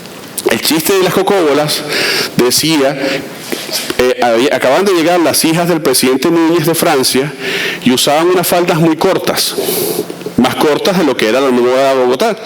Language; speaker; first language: Spanish; native; Spanish